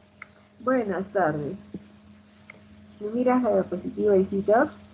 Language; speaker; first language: Spanish; native; Spanish